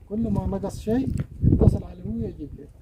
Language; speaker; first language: Arabic; native; Arabic